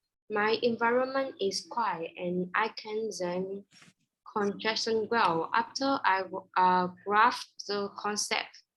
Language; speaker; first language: English; non-native, learner; Vietnamese